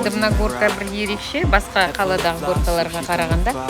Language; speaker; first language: Kazakh; native; Kazakh